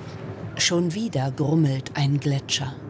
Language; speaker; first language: German; native; German